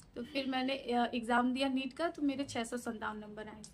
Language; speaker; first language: Hindi; native; Hindi